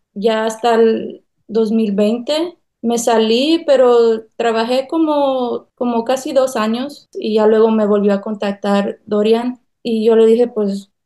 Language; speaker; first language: Spanish; early bilingual, heritage; Spanish